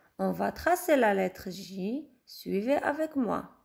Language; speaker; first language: French; non-native, local second language; Arabic